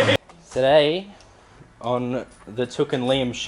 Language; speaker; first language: English; native; English